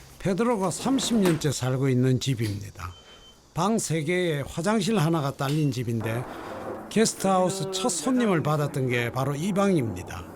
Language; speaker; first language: Korean; native; Korean